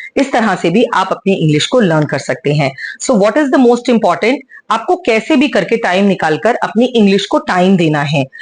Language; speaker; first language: Hindi; native; Hindi